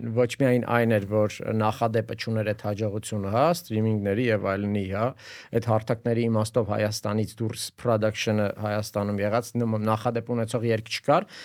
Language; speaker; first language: Armenian; native; Armenian